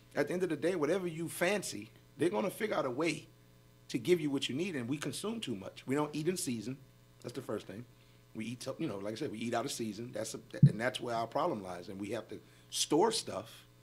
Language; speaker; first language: English; native; English